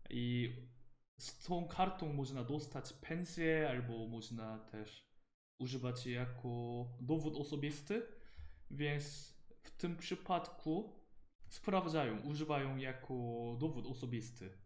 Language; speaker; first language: Polish; non-native, learner; Korean